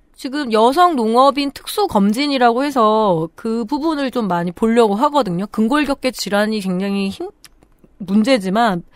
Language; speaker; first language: Korean; native; Korean